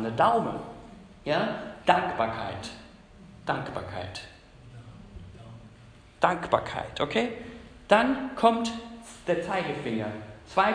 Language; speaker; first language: German; non-native, fluent; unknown